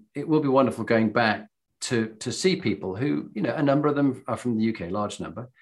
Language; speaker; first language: English; native; English